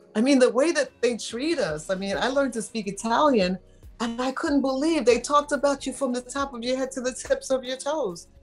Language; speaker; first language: English; native; English